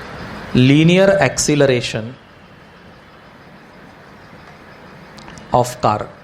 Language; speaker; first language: English; non-native, local second language; Marathi